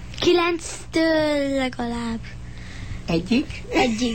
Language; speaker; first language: Hungarian; early bilingual, heritage; Hungarian